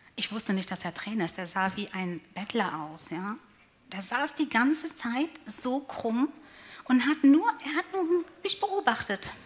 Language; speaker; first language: German; non-native, fluent; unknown